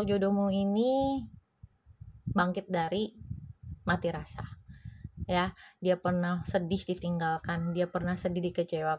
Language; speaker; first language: Indonesian; native; Indonesian